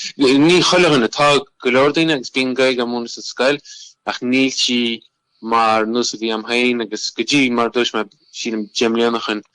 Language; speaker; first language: Irish; native; Irish